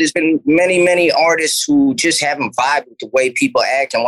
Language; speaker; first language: English; native; English